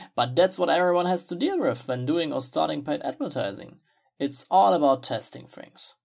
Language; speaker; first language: English; non-native, fluent; German